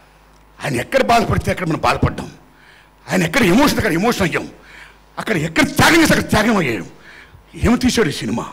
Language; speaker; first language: Telugu; native; Telugu